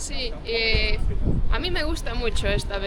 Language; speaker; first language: Spanish; non-native, fluent; Estonian